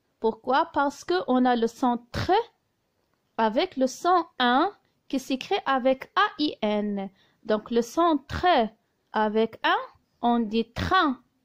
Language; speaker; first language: French; non-native, local second language; Arabic